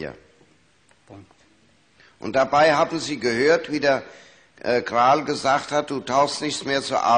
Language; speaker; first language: German; native; German